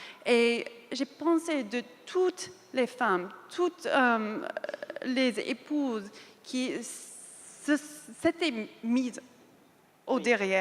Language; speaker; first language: French; non-native, fluent; English